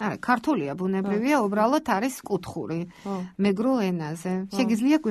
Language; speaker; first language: Georgian; native; Georgian